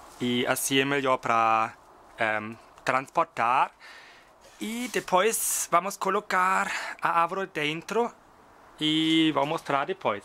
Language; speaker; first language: Portuguese; non-native, fluent; German